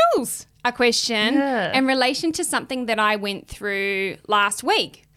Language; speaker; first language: English; native; English